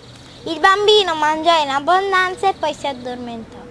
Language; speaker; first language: Italian; native; Italian